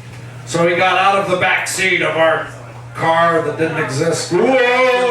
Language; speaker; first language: English; native; English